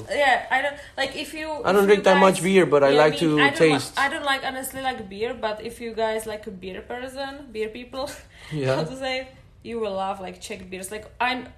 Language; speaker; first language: English; non-native, fluent; Czech